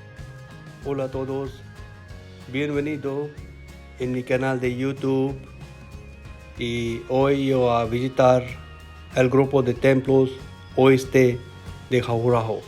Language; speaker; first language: Spanish; non-native, learner; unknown